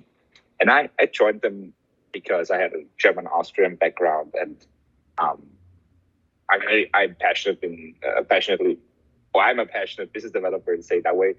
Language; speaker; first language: English; non-native, fluent; German